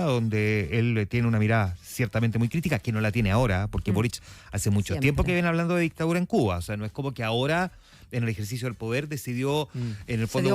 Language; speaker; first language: Spanish; native; Spanish